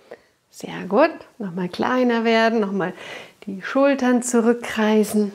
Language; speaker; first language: German; native; German